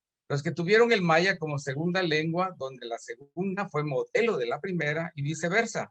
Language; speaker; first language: Spanish; native; Spanish